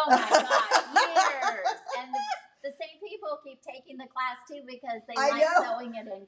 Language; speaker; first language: English; native; English